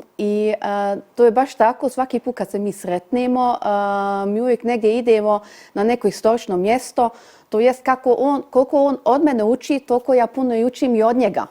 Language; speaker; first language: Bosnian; early bilingual, heritage; Bosnian